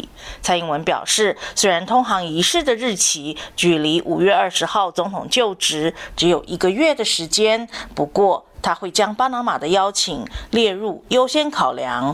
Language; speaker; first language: Chinese; native; Chinese